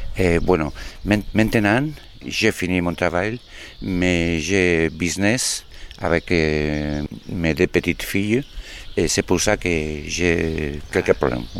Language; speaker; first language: French; non-native, learner; Spanish